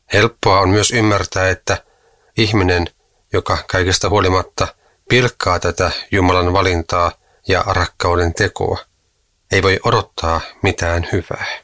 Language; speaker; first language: Finnish; native; Finnish